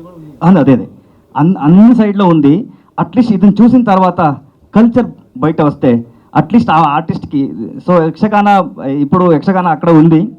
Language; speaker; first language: Telugu; non-native, learner; Kannada